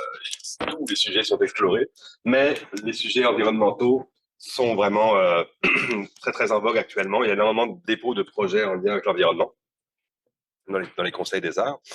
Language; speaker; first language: French; native; French